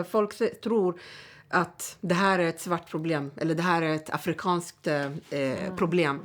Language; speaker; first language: Swedish; non-native, fluent; Arabic